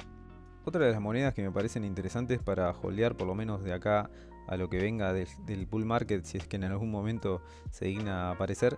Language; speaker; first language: Spanish; native; Spanish